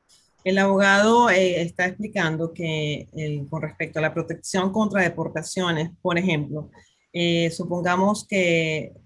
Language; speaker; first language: Spanish; native; Spanish